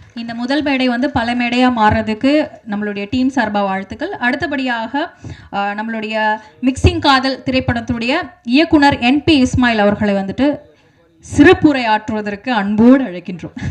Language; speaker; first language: Tamil; native; Tamil